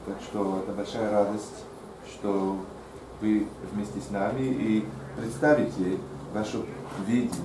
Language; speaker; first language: Russian; non-native, fluent; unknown